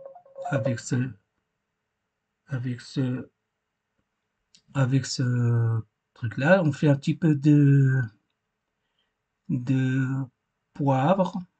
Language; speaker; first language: French; non-native, fluent; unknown